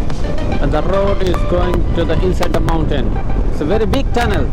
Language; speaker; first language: English; non-native, learner; Bangla